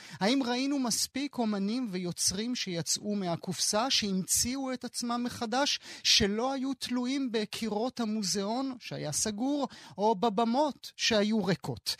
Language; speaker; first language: Hebrew; native; Hebrew